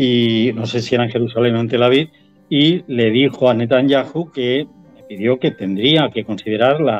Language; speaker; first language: Spanish; native; Spanish